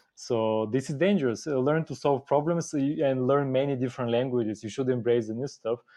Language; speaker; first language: English; non-native, fluent; Bulgarian